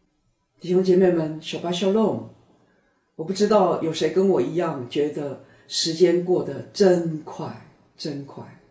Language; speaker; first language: Chinese; native; Chinese